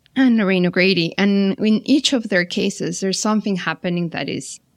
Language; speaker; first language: English; non-native, fluent; Spanish